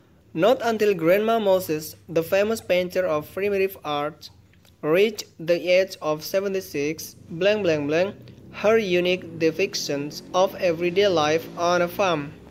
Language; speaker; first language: English; non-native, fluent; Indonesian